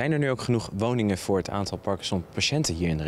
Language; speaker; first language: Dutch; native; Dutch